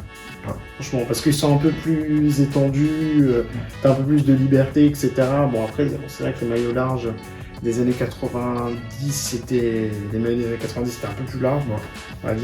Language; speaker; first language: French; native; French